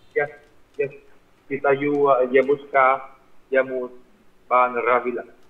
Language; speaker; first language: Russian; non-native, learner; Vietnamese